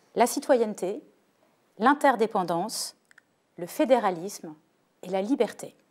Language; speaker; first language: French; native; French